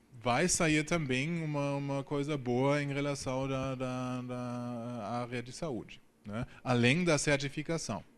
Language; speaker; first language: Portuguese; non-native, fluent; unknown